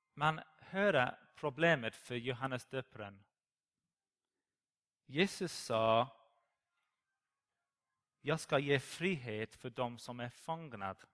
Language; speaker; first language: Swedish; non-native, learner; English